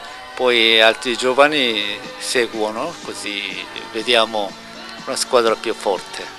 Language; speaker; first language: Italian; non-native, learner; Korean